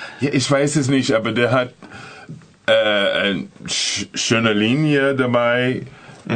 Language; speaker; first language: German; non-native, learner; English